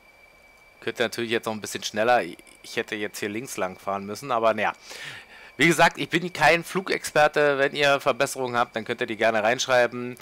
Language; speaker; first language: German; native; German